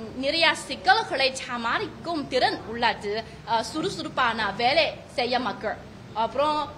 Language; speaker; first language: Tamil; non-native, fluent; Chinese